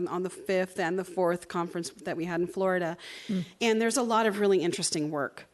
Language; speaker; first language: English; native; English